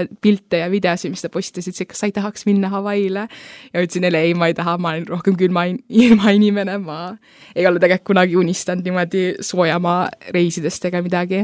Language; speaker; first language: Estonian; early bilingual, heritage; Estonian